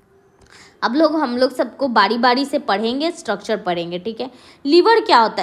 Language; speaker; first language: Hindi; native; Hindi